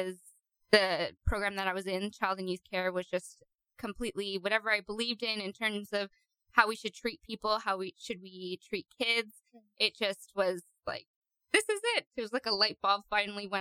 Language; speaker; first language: English; native; English